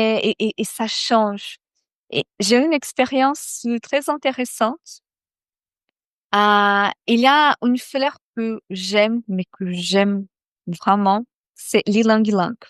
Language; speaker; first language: French; non-native, fluent; Portuguese